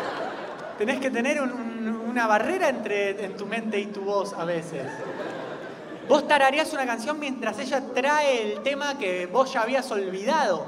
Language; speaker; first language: Spanish; native; Spanish